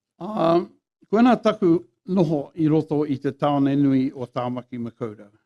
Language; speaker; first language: Māori; non-native, local second language; English